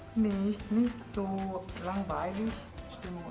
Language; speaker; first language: German; non-native, learner; Indonesian